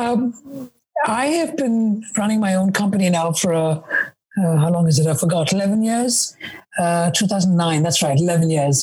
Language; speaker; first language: English; non-native, local second language; Malayalam